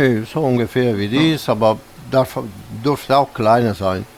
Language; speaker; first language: German; non-native, fluent; Italian